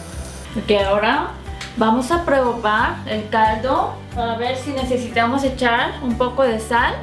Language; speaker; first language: Spanish; non-native, fluent; Korean